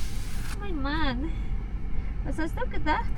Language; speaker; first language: German; non-native, learner; Indonesian